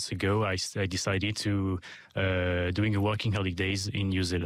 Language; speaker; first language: English; non-native, learner; French